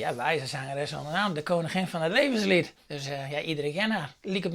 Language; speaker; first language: Dutch; non-native, local second language; Western Frisian